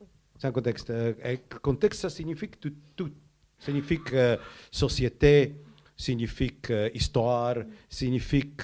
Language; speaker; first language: French; non-native, learner; Croatian